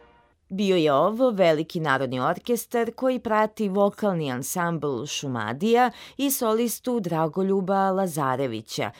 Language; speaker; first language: Serbian; native; Serbian